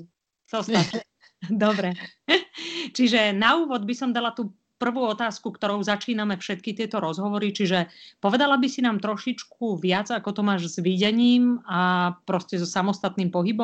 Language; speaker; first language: Slovak; native; Slovak